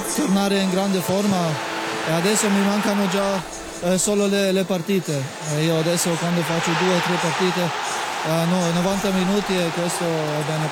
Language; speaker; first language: Italian; non-native, fluent; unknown